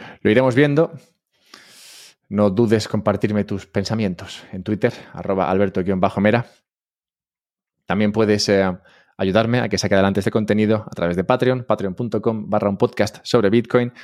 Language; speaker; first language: Spanish; native; Spanish